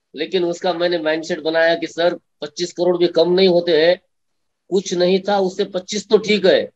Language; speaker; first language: Hindi; non-native, local second language; Marathi